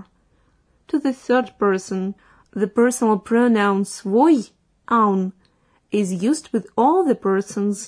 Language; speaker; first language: English; non-native, fluent; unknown